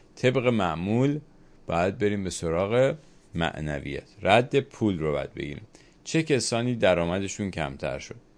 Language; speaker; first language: Persian; native; Persian